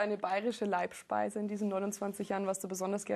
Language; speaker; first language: German; native; German